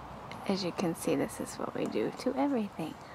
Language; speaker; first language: English; native; English